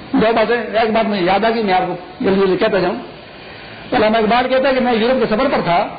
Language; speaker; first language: Urdu; non-native, local second language; Pashto